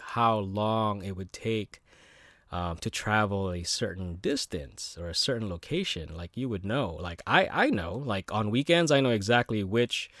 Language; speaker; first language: English; native; English